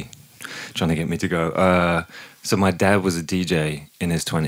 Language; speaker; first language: English; native; English